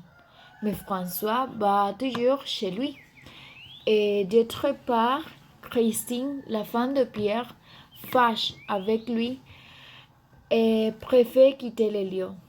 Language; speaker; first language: French; non-native, learner; Spanish